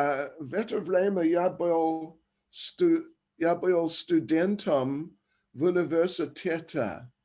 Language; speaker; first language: Russian; non-native, learner; English